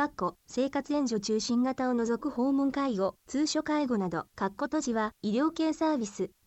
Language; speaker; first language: Japanese; native; Japanese